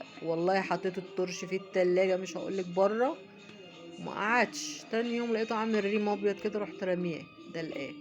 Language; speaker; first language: Arabic; native; Arabic